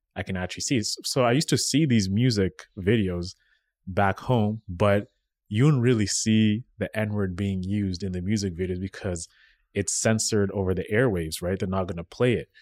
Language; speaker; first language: English; early bilingual, other home language; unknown